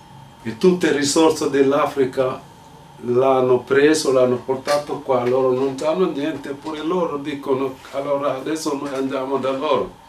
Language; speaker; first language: Italian; non-native, fluent; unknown